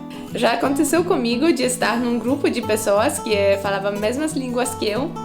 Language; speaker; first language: Portuguese; non-native, fluent; Polish